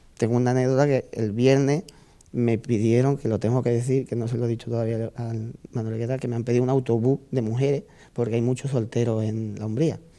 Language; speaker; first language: Spanish; native; Spanish